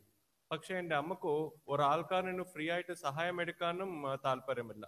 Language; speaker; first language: Malayalam; non-native, learner; Telugu